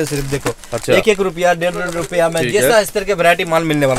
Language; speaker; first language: Hindi; non-native, local second language; Bangla